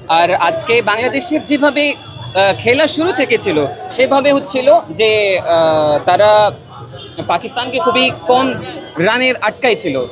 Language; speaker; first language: Bangla; non-native, learner; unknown